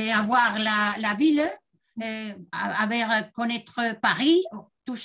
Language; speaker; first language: French; non-native, fluent; Spanish